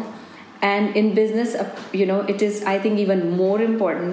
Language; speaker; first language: English; non-native, local second language; Hindi